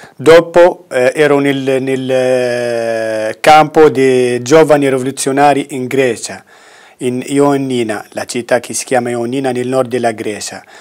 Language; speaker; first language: Italian; non-native, learner; Arabic